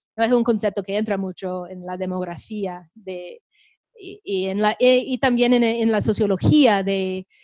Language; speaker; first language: Spanish; non-native, fluent; English